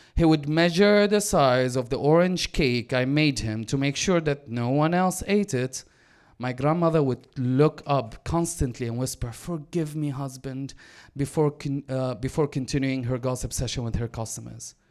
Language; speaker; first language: English; non-native, fluent; Arabic